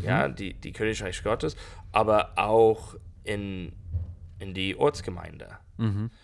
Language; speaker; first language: German; non-native, learner; English